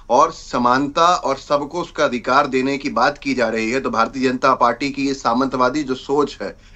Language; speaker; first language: Hindi; native; Hindi